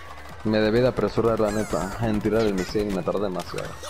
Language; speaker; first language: Spanish; native; Spanish